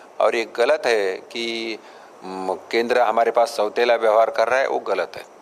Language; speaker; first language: Hindi; non-native, local second language; Marathi